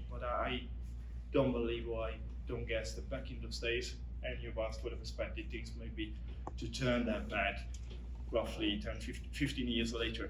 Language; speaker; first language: English; non-native, fluent; Italian